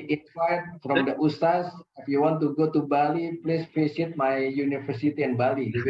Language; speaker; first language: English; non-native, learner; Indonesian